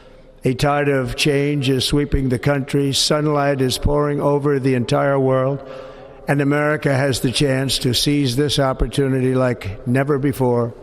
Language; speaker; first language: English; native; English